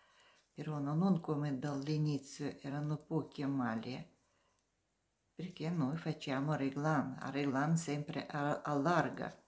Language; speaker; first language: Italian; non-native, learner; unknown